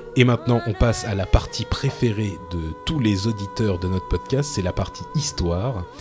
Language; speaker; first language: French; native; French